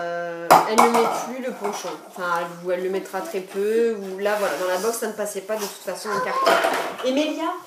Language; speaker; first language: French; native; French